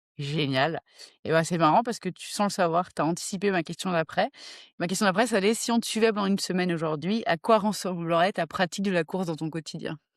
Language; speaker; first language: French; native; French